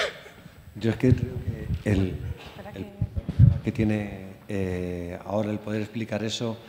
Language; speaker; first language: Spanish; native; Spanish